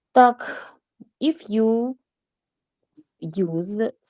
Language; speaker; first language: English; non-native, learner; Russian